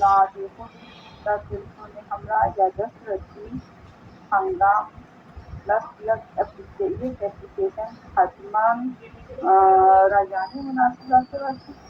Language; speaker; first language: Persian; non-native, learner; Urdu